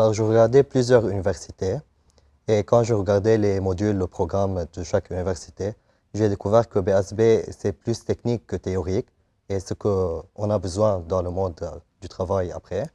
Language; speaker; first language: French; non-native, fluent; Arabic